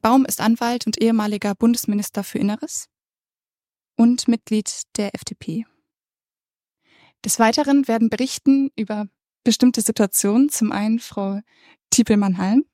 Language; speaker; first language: German; native; German